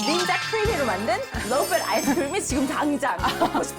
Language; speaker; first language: Korean; native; Korean